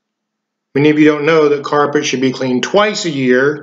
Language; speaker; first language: English; native; English